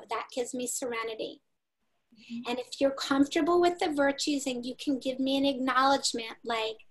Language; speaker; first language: English; native; English